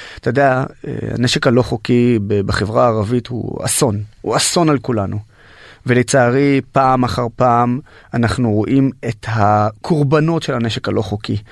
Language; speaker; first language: Hebrew; non-native, local second language; Arabic